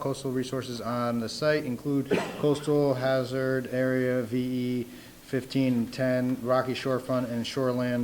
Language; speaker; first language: English; native; English